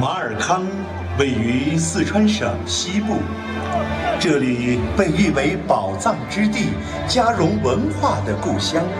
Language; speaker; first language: Chinese; native; Chinese